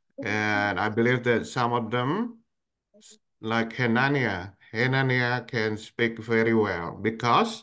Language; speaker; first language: English; non-native, local second language; Indonesian